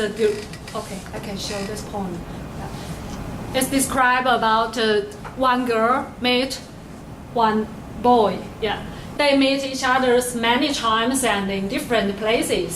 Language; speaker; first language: English; non-native, learner; Chinese